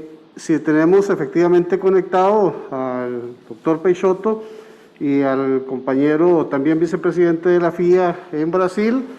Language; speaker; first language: Spanish; native; Spanish